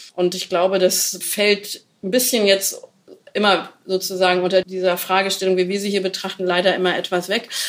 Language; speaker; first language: German; native; German